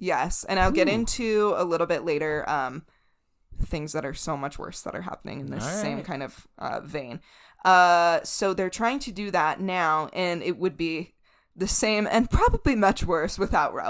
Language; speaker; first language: English; native; English